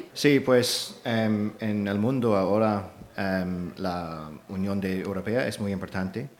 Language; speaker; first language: Spanish; non-native, learner; English